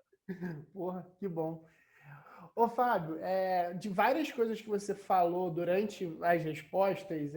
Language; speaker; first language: Portuguese; native; Portuguese